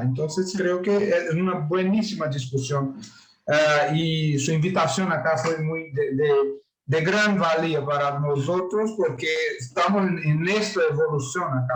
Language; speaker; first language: Spanish; non-native, learner; Portuguese